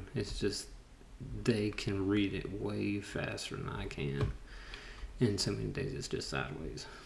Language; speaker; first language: English; native; English